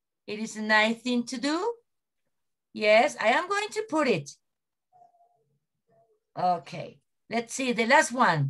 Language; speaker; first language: English; non-native, learner; Spanish